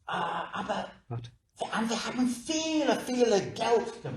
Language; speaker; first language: German; non-native, learner; English